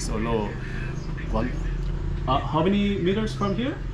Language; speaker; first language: English; non-native, local second language; Filipino